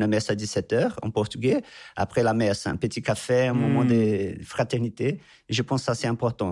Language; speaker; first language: French; non-native, fluent; Portuguese